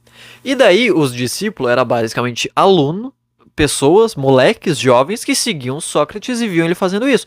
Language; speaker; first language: Portuguese; native; Portuguese